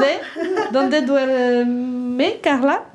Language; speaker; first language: Spanish; non-native, learner; French